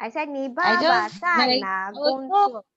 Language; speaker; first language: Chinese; non-native, fluent; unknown